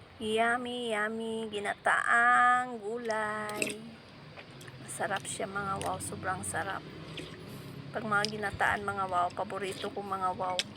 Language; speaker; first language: Filipino; non-native, local second language; Cebuano